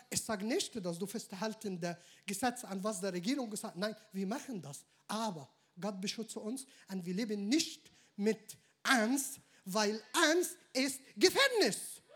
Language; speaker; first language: German; non-native, learner; Arabic